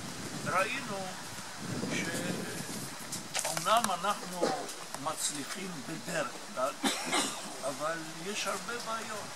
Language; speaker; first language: Hebrew; non-native, fluent; Italian